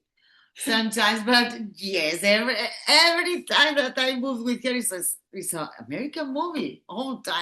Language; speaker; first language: English; non-native, learner; Catalan